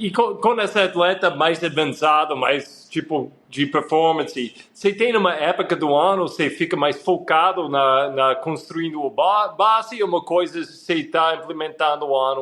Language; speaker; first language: Portuguese; non-native, fluent; English